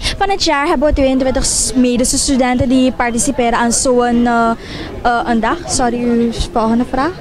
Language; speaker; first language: Dutch; native; Dutch